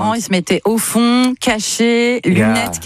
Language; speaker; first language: French; native; French